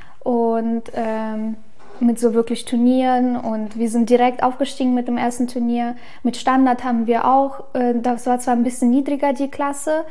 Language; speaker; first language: German; early bilingual, other home language; Ukrainian